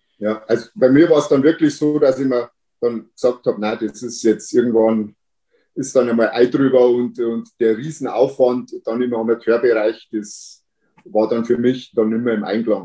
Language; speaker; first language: German; native; German